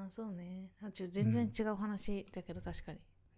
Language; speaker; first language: Japanese; native; Japanese